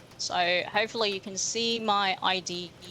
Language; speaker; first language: English; non-native, fluent; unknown